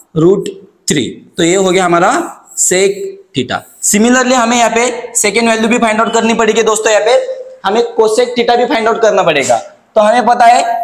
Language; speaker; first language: Hindi; non-native, local second language; Marathi